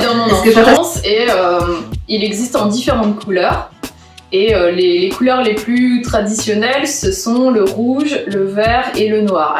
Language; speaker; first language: French; native; French